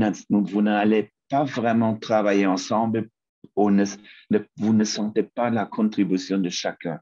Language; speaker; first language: French; non-native, fluent; German